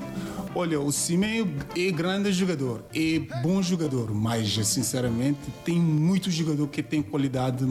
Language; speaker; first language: Portuguese; non-native, learner; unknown